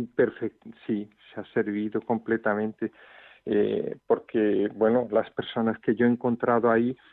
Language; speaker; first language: Spanish; native; Spanish